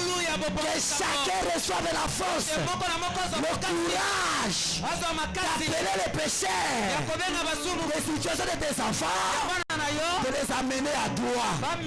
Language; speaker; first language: French; non-native, local second language; Lingala